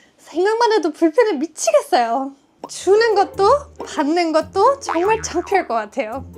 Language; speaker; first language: Korean; non-native, fluent; German